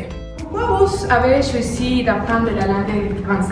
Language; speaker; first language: French; non-native, learner; Spanish